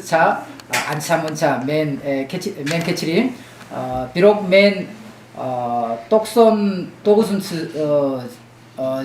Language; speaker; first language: Kyrgyz; non-native, learner; Korean